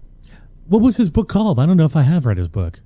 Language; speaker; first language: English; native; English